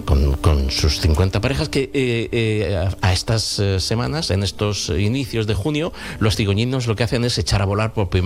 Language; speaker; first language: Spanish; native; Spanish